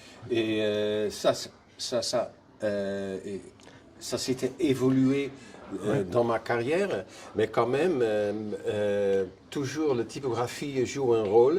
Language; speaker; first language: French; non-native, fluent; Dutch